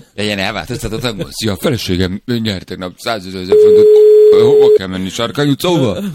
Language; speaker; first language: Hungarian; native; Hungarian